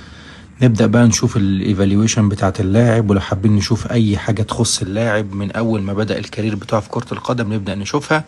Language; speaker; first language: Arabic; native; Arabic